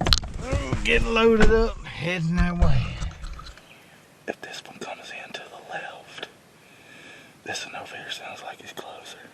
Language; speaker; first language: English; native; English